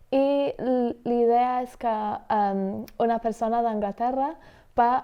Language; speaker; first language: Catalan; non-native, fluent; English